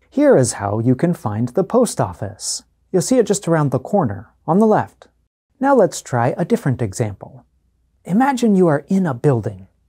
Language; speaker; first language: English; native; English